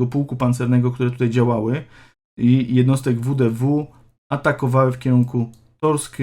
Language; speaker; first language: Polish; native; Polish